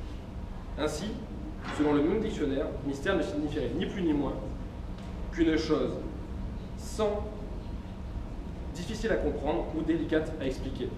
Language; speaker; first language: French; native; French